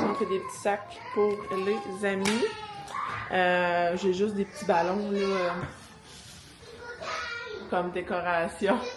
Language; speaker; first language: French; native; French